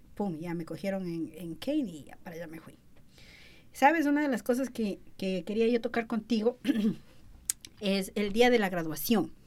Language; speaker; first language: Spanish; early bilingual, other home language; English